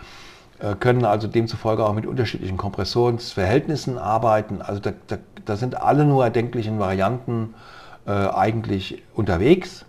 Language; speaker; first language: German; native; German